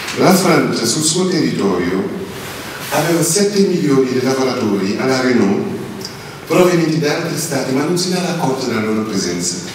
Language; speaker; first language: Italian; non-native, fluent; Wolof